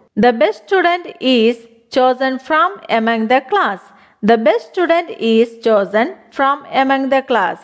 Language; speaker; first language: English; non-native, local second language; Malayalam